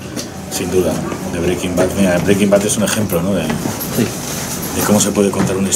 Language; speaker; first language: Spanish; native; Spanish